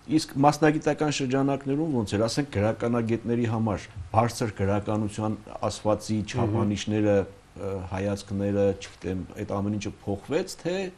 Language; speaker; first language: Armenian; native; Armenian